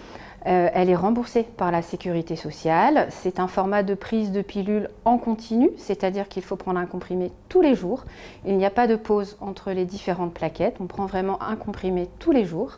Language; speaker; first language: French; native; French